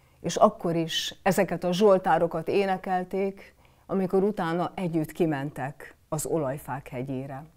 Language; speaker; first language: Hungarian; native; Hungarian